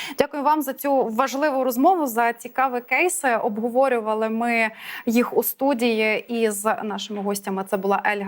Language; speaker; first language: Ukrainian; native; Ukrainian